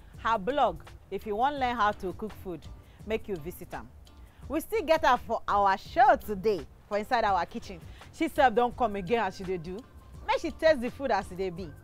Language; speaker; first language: Nigerian Pidgin; native; Nigerian Pidgin